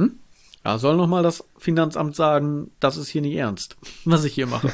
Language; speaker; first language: German; native; German